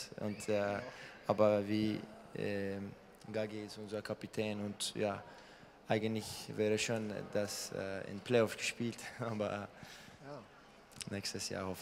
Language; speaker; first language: German; non-native, learner; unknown